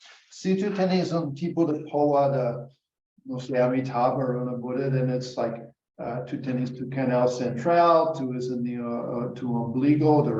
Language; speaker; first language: Spanish; non-native, learner; English